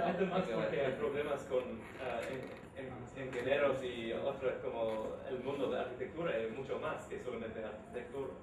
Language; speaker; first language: Spanish; non-native, learner; English